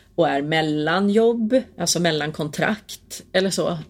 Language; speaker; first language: Swedish; native; Swedish